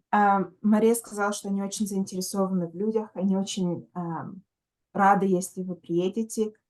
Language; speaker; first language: Russian; early bilingual, heritage; Russian